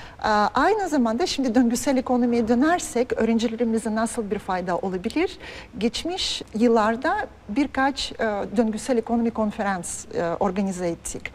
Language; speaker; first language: Turkish; non-native, fluent; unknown